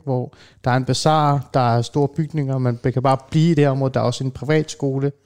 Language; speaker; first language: Danish; early bilingual, other home language; Persian